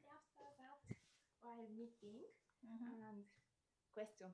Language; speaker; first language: English; non-native, learner; Japanese